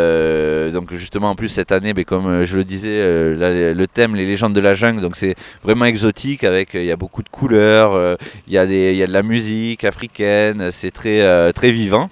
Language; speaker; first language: French; native; French